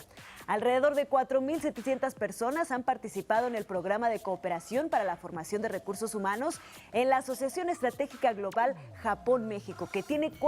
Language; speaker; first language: Spanish; native; Spanish